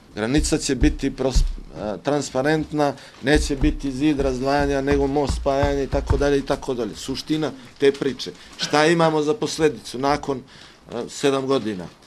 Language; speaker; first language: Bosnian; native; Bosnian